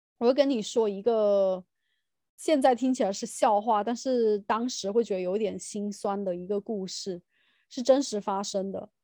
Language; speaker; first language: Chinese; native; Chinese